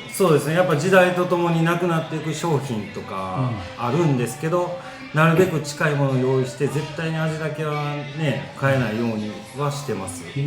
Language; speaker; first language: Japanese; native; Japanese